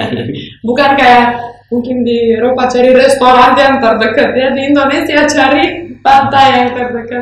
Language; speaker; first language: Indonesian; non-native, fluent; Romanian